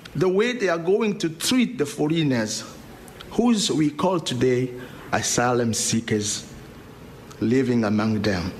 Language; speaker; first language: English; non-native, learner; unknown